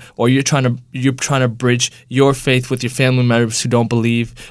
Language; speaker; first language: English; early bilingual, other home language; Spanish